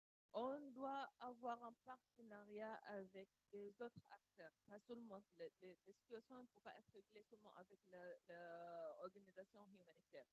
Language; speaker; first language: French; non-native, learner; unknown